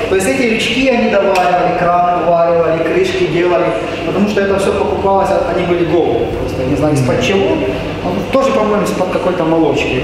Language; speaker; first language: Russian; native; Russian